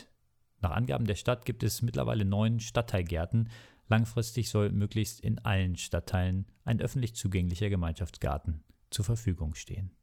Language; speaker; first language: German; native; German